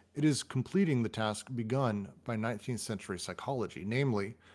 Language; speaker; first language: English; native; English